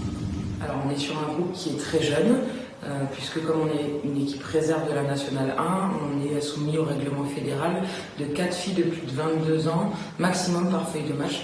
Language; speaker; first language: French; native; French